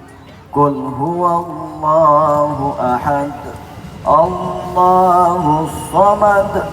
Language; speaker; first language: Indonesian; native; Indonesian